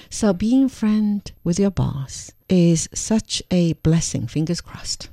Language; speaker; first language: English; non-native, fluent; Chinese